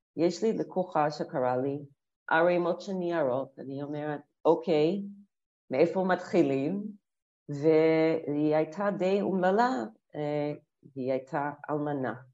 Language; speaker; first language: Hebrew; non-native, fluent; English